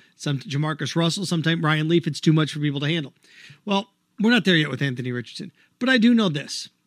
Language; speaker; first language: English; native; English